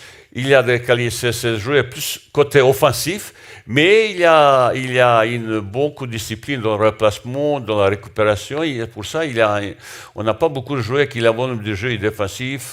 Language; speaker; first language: French; non-native, learner; Bosnian